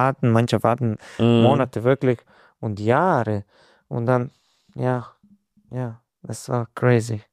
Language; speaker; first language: German; non-native, fluent; Hungarian